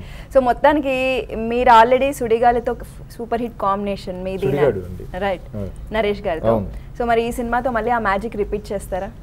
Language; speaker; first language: Telugu; native; Telugu